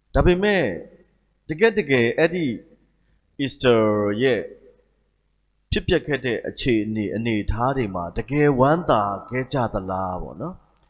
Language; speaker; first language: Burmese; non-native, local second language; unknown